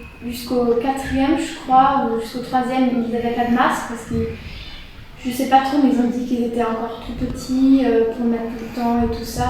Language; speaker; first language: French; early bilingual, heritage; French